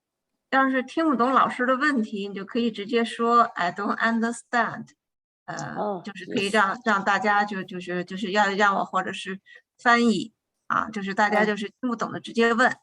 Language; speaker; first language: Chinese; native; Chinese